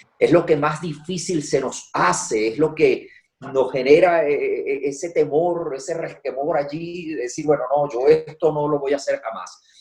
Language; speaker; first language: Spanish; native; Spanish